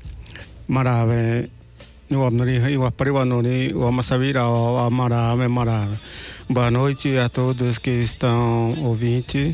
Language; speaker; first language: Portuguese; non-native, local second language; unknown